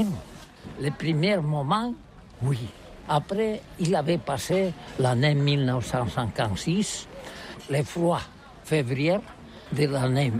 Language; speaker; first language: French; non-native, learner; Catalan